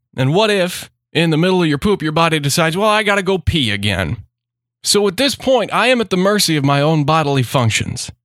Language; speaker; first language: English; native; English